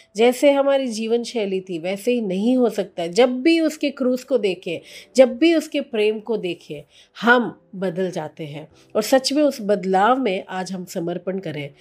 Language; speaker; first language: Hindi; non-native, local second language; Telugu